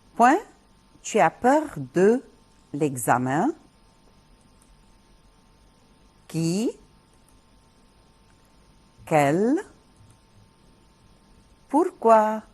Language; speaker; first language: French; non-native, fluent; Arabic